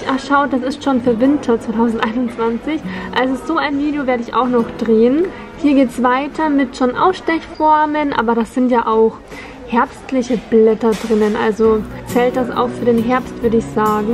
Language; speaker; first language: German; native; German